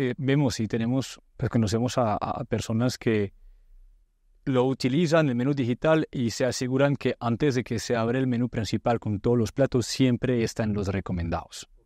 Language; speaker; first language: Spanish; non-native, fluent; French